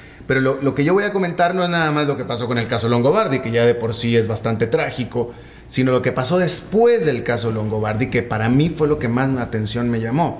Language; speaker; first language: Spanish; native; Spanish